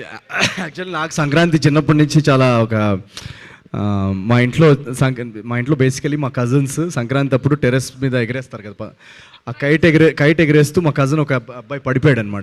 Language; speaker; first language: Telugu; native; Telugu